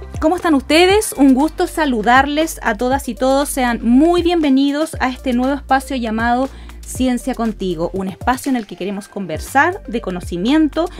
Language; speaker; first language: Spanish; native; Spanish